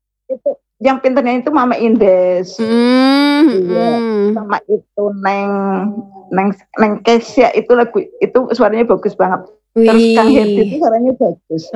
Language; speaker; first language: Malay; non-native, local second language; Javanese